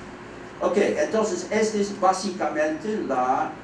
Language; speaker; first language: Spanish; non-native, fluent; Dutch